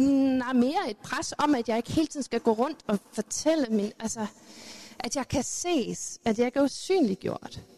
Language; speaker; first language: Danish; early bilingual, other home language; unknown